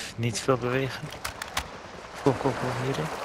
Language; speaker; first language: Dutch; early bilingual, other home language; Turkish